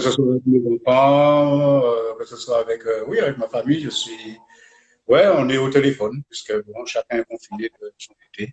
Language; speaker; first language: French; native; French